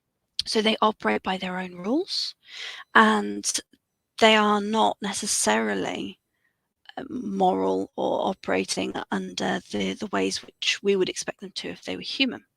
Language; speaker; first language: English; native; English